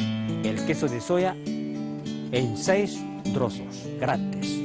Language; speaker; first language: Spanish; non-native, fluent; Chinese